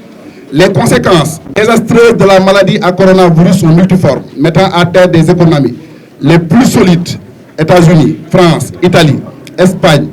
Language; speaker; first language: French; non-native, local second language; Wolof